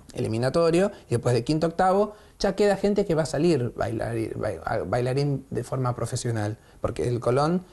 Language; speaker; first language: Spanish; native; Spanish